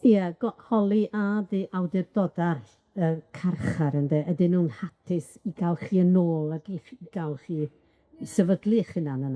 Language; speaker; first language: Welsh; native; Welsh